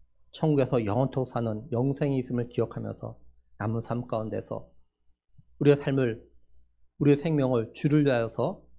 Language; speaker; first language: Korean; native; Korean